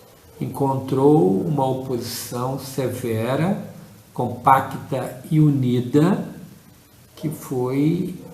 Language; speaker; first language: Portuguese; native; Portuguese